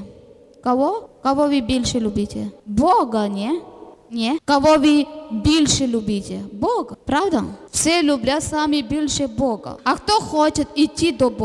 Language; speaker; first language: Ukrainian; non-native, learner; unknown